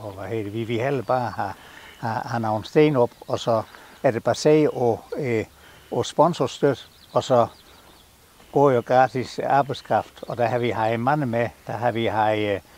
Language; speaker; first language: Danish; native; Danish